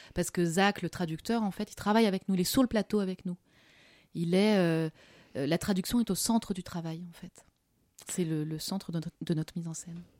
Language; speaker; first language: French; native; French